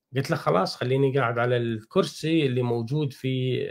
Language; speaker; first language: Arabic; non-native, fluent; Persian